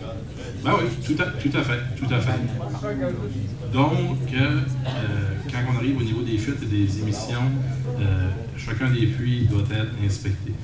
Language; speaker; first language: French; native; French